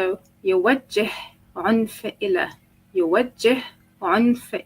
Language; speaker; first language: Arabic; non-native, fluent; English